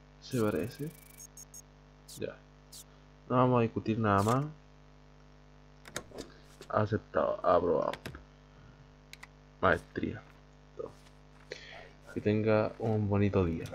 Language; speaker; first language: Spanish; native; Spanish